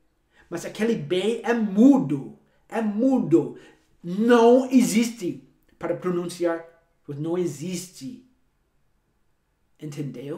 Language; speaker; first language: Portuguese; non-native, fluent; English